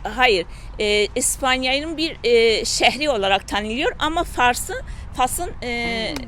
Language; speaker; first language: Turkish; non-native, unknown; Persian